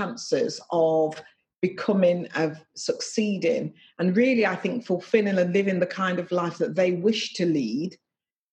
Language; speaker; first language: English; native; English